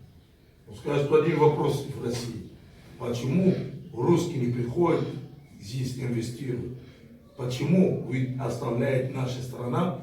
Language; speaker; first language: Russian; non-native, fluent; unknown